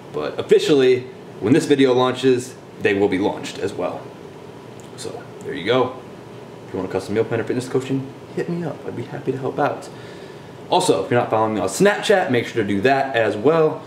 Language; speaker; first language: English; native; English